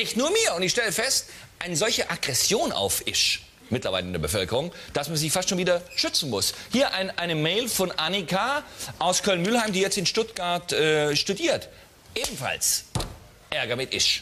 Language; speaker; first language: German; native; German